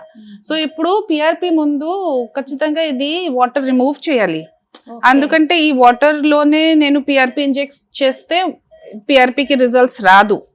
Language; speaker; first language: Telugu; non-native, fluent; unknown